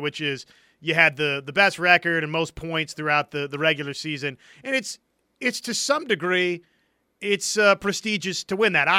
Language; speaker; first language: English; native; English